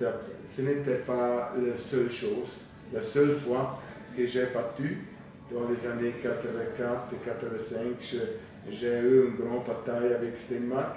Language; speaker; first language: French; non-native, fluent; German